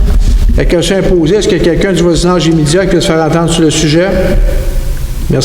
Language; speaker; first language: French; native; French